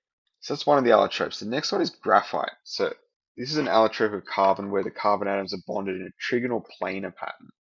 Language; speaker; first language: English; native; English